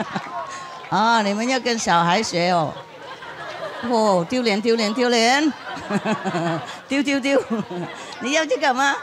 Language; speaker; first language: Chinese; non-native, fluent; Vietnamese